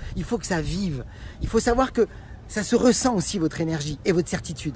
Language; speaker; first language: French; native; French